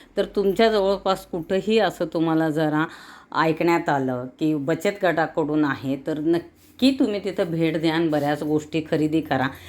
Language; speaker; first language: Marathi; native; Marathi